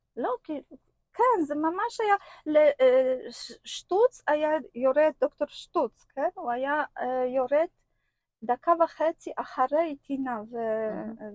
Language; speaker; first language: Hebrew; non-native, fluent; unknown